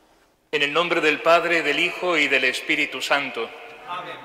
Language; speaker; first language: Spanish; native; Spanish